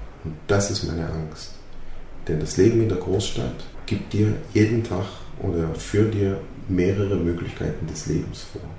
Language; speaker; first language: German; non-native, fluent; Hebrew